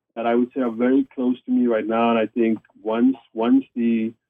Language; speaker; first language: English; non-native, local second language; Afrikaans